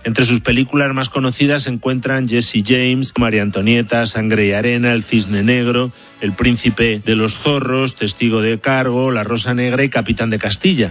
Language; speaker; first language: Spanish; native; Spanish